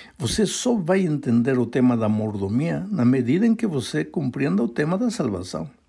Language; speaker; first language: Portuguese; non-native, fluent; Spanish